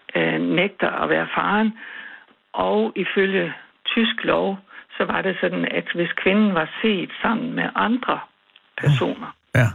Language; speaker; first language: Danish; native; Danish